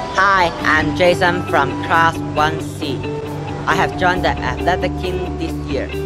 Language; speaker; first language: English; non-native, learner; Chinese